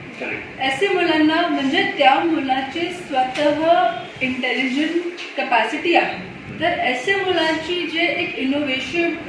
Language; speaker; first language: Marathi; non-native, local second language; Hindi